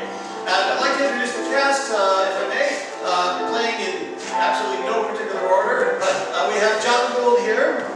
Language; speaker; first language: English; native; English